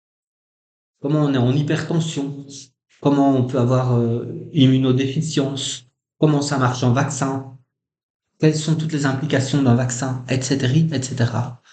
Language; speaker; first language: French; native; French